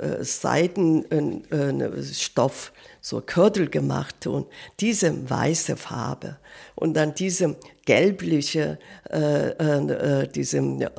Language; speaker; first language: German; non-native, learner; Korean